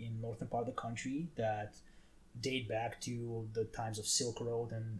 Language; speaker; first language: English; non-native, fluent; Tajik